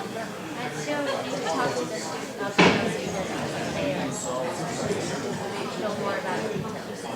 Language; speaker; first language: English; non-native, learner; Chinese